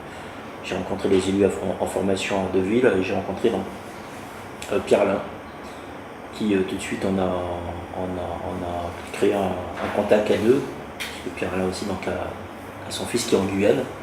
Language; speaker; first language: French; native; French